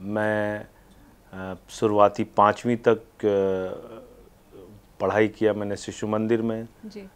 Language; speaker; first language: Hindi; native; Hindi